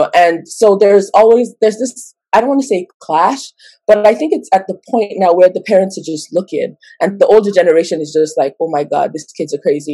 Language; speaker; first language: English; non-native, local second language; Yoruba